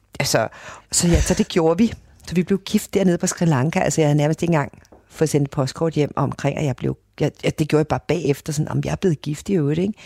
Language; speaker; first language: Danish; native; Danish